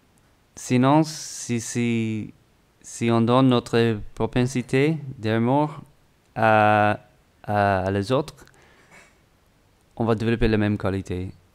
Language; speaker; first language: French; non-native, learner; English